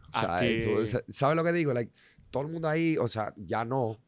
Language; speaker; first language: Spanish; non-native, fluent; Dutch